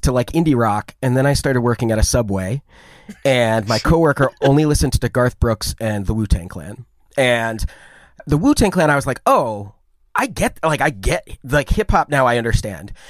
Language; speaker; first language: English; native; English